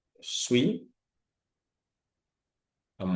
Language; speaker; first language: French; non-native, fluent; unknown